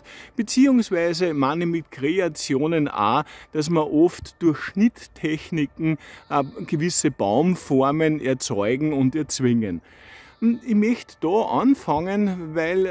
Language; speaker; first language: German; native; German